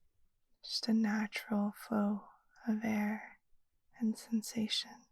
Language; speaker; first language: English; native; English